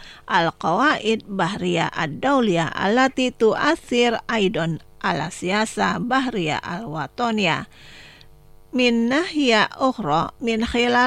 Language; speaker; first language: Arabic; non-native, fluent; Indonesian